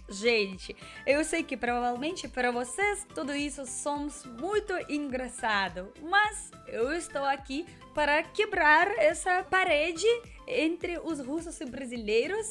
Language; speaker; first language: Portuguese; non-native, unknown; Russian